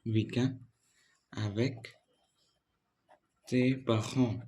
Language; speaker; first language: French; non-native, fluent; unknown